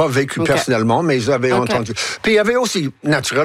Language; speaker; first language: French; non-native, local second language; English